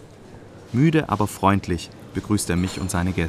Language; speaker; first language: German; native; German